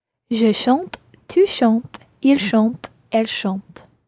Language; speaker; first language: French; non-native, learner; English